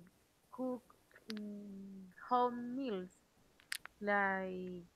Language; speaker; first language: English; non-native, learner; Spanish